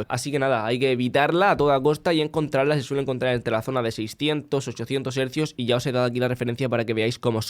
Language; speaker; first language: Spanish; native; Spanish